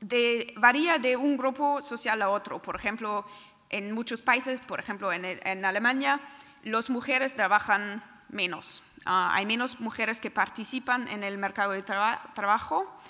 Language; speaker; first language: Spanish; non-native, fluent; German